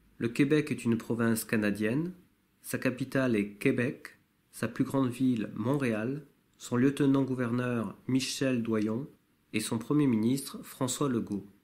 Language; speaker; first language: French; native; French